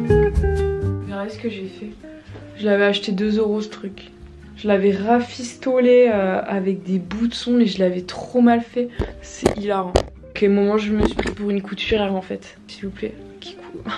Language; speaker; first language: French; native; French